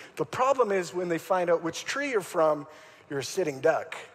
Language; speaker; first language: English; native; English